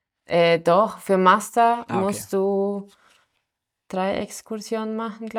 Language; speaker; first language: German; non-native, fluent; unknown